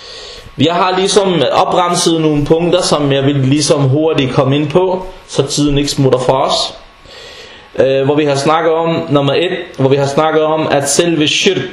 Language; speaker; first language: Danish; early bilingual, other home language; Arabic